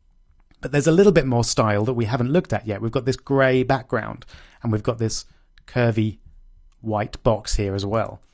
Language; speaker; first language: English; native; English